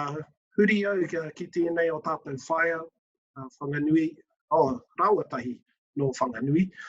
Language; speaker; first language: Māori; non-native, local second language; English